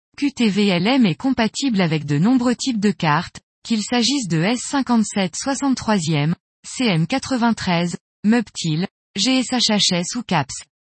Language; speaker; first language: French; native; French